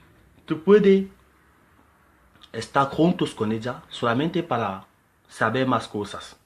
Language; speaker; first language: Spanish; non-native, learner; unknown